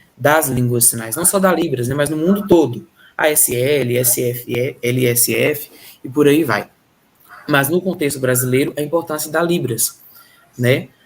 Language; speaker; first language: Portuguese; native; Portuguese